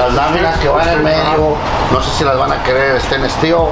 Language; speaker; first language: Spanish; native; Spanish